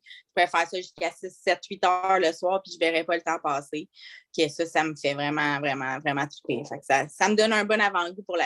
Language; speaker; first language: French; native; French